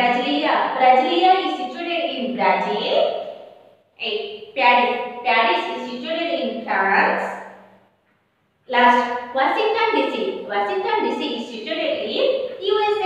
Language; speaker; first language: English; non-native, fluent; Hindi